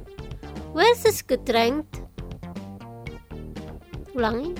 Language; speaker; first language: German; non-native, fluent; Indonesian